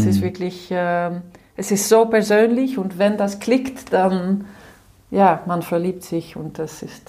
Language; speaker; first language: German; non-native, fluent; Dutch